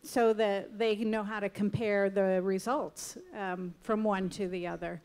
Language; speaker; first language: English; native; English